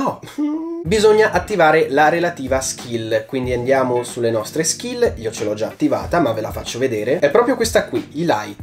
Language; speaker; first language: Italian; native; Italian